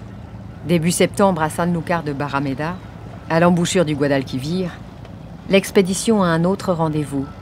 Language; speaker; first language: French; native; French